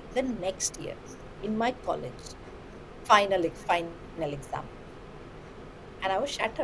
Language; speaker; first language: English; non-native, local second language; Bangla